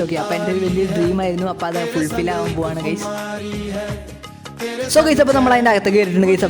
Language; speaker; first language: Malayalam; native; Malayalam